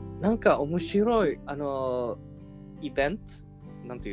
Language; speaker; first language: Japanese; non-native, learner; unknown